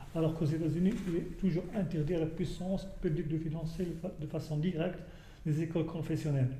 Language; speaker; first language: French; non-native, local second language; Arabic